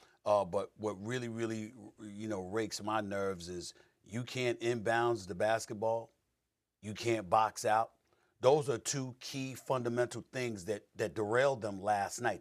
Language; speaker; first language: English; native; English